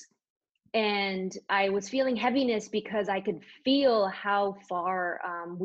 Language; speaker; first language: English; native; English